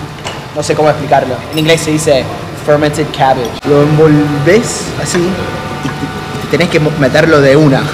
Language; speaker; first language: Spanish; non-native, fluent; English